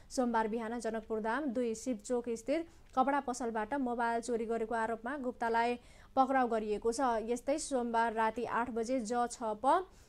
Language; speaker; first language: Nepali; non-native, local second language; Maithili